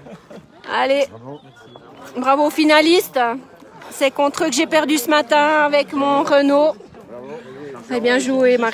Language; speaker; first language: French; native; French